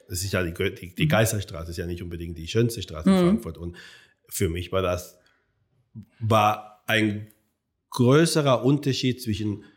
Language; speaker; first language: German; non-native, fluent; Spanish